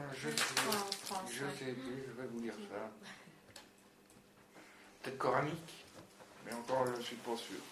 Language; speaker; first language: French; native; French